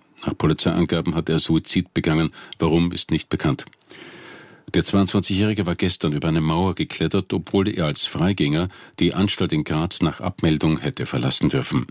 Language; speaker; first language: German; native; German